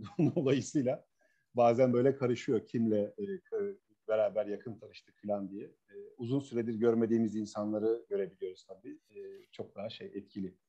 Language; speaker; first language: Turkish; native; Turkish